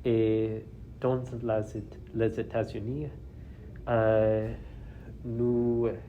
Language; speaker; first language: French; non-native, learner; English